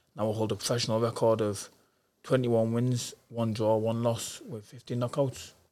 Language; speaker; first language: English; native; English